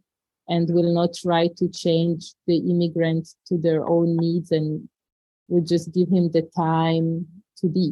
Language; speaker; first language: English; non-native, fluent; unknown